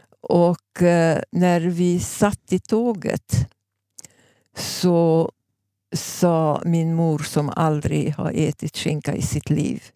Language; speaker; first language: Swedish; non-native, fluent; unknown